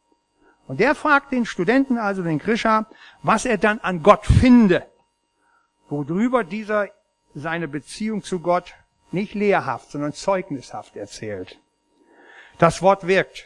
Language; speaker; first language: German; native; German